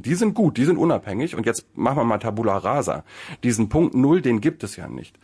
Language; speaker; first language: German; native; German